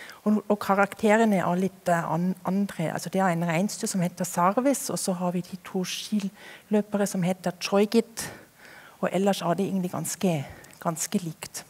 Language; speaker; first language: Norwegian; non-native, fluent; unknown